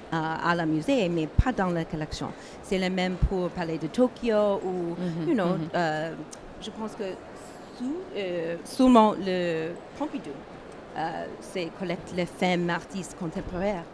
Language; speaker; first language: French; non-native, learner; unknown